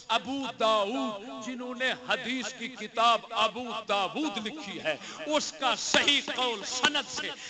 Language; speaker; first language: Urdu; non-native, local second language; Saraiki